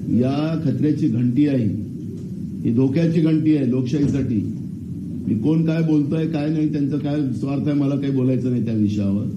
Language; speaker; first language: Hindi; non-native, local second language; Marathi